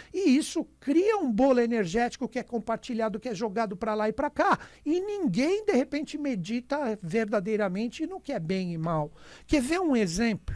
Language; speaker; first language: Portuguese; native; Portuguese